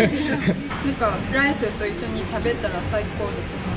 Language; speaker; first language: Japanese; non-native, fluent; Vietnamese